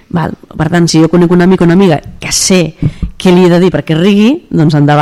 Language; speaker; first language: Catalan; native; Catalan